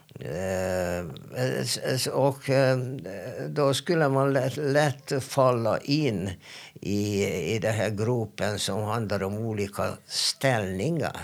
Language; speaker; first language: Swedish; non-native, fluent; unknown